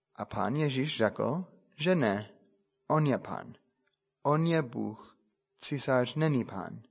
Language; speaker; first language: Czech; non-native, fluent; English